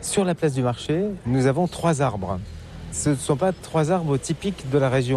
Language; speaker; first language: French; native; French